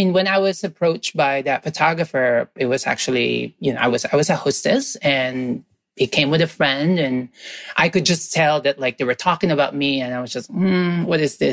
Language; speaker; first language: English; non-native, local second language; Filipino